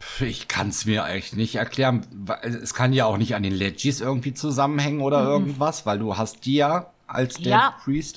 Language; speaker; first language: German; native; German